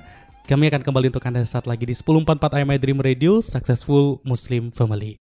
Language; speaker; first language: Indonesian; native; Indonesian